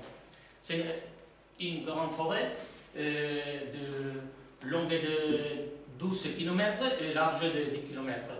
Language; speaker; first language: French; non-native, learner; Spanish